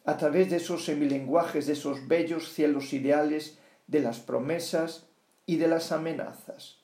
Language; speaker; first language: Spanish; non-native, local second language; Galician